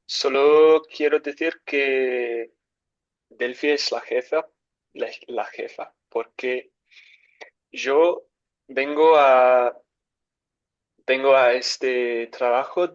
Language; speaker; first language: Spanish; non-native, learner; English